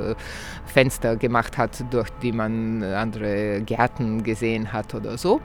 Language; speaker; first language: German; non-native, fluent; Croatian